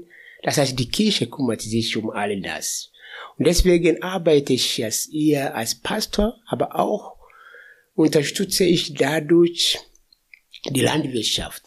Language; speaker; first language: German; non-native, fluent; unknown